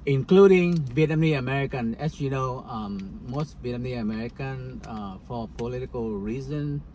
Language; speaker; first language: English; non-native, fluent; Vietnamese